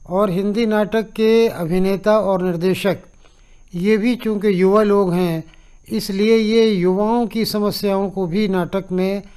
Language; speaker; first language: Hindi; native; Hindi